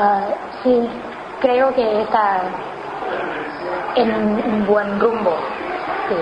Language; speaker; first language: Spanish; non-native, learner; Thai